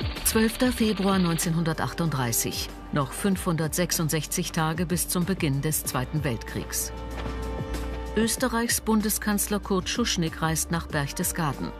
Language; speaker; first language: German; native; German